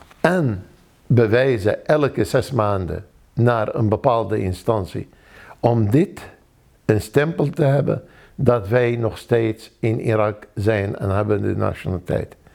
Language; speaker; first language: Dutch; non-native, fluent; Arabic